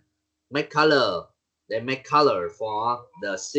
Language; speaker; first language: English; non-native, learner; Vietnamese